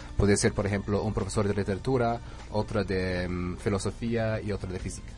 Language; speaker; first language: Spanish; non-native, fluent; English